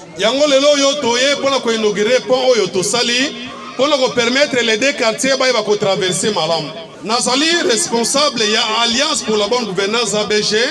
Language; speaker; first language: Lingala; native; Lingala